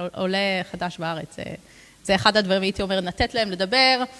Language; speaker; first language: Hebrew; non-native, fluent; English